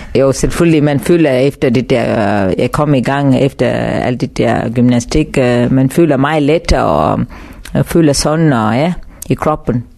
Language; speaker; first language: Danish; non-native, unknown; Tamil